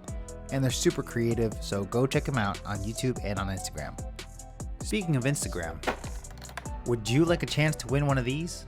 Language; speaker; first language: English; native; English